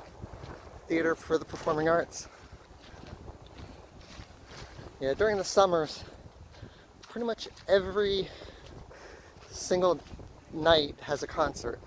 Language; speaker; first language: English; native; English